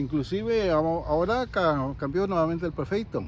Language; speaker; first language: Spanish; native; Spanish